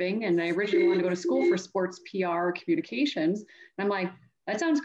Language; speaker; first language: English; native; English